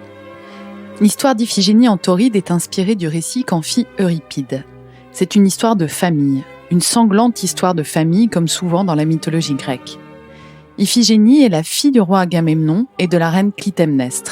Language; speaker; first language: French; native; French